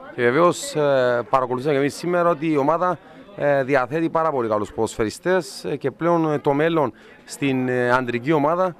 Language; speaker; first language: Greek; native; Greek